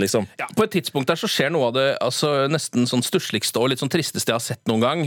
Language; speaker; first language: Norwegian; native; Norwegian